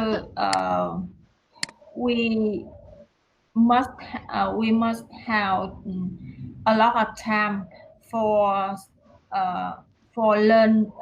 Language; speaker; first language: English; non-native, learner; Vietnamese